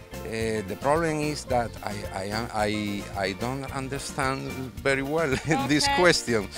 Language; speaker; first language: English; non-native, learner; Spanish